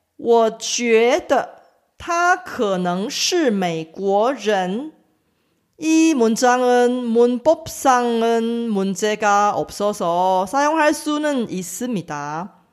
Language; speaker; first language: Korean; non-native, fluent; Chinese